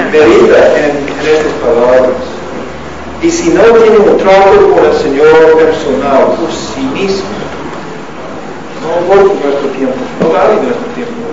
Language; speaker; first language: Spanish; non-native, learner; English